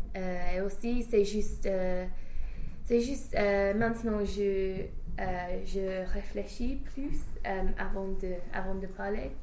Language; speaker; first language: French; non-native, fluent; English